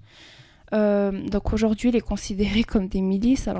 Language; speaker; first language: French; early bilingual, other home language; Kurdish